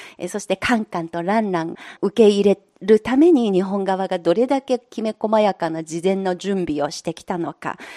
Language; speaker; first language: Japanese; non-native, fluent; Chinese